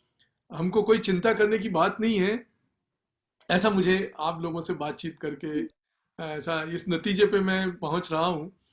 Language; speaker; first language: Hindi; native; Hindi